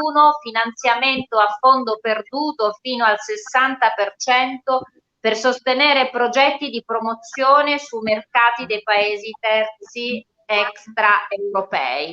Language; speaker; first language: Italian; native; Italian